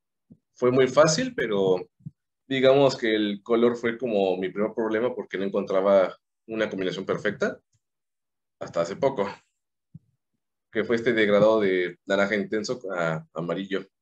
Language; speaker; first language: Spanish; native; Spanish